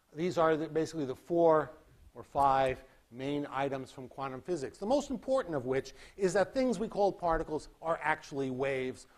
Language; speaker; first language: English; native; English